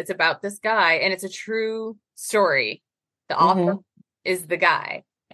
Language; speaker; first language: English; native; English